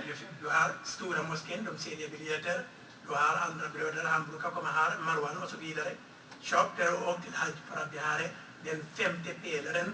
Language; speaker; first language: Swedish; non-native, fluent; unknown